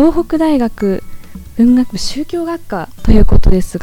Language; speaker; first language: Japanese; native; Japanese